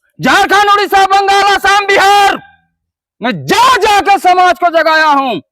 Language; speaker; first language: Hindi; non-native, local second language; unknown